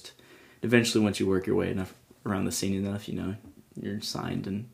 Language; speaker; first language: English; native; English